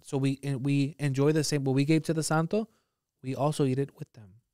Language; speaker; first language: English; early bilingual, other home language; Spanish